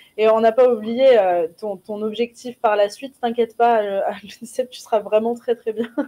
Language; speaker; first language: French; native; French